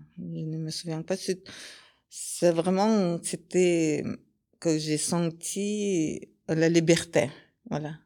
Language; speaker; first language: French; non-native, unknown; Kyrgyz